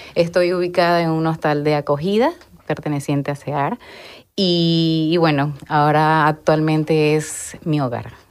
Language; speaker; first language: Spanish; native; Spanish